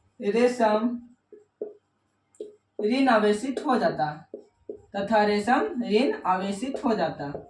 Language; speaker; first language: Hindi; native; Hindi